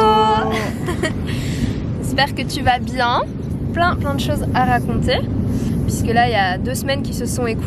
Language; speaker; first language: French; native; French